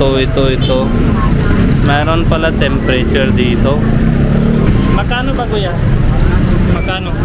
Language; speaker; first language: Filipino; non-native, learner; Hindi